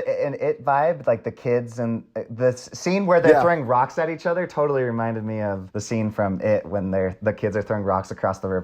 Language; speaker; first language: English; native; English